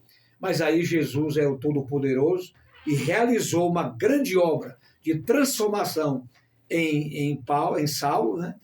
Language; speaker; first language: Portuguese; native; Portuguese